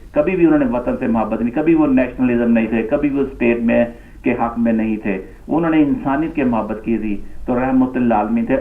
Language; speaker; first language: Urdu; non-native, local second language; Punjabi